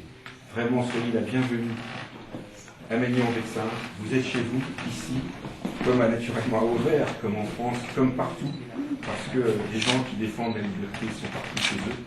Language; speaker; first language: French; native; French